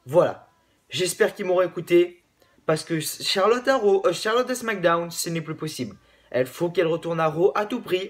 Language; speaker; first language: French; native; French